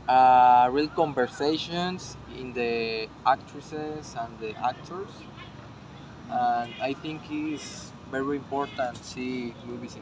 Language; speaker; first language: English; non-native, learner; Spanish